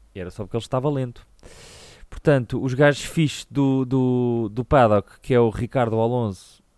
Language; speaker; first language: Portuguese; native; Portuguese